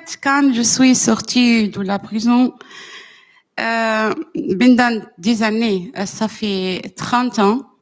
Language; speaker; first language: French; non-native, learner; Arabic